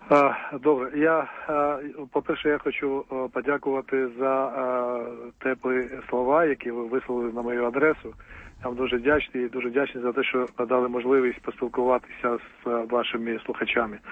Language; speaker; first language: Ukrainian; non-native, fluent; Georgian